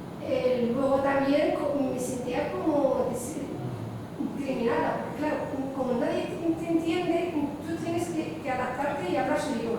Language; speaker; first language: Spanish; non-native, fluent; Arabic